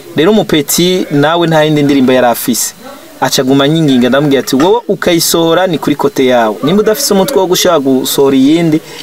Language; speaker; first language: Rundi; native; Rundi